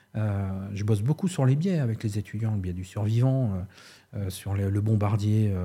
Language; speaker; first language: French; native; French